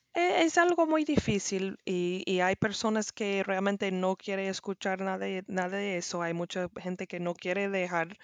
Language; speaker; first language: Spanish; non-native, learner; English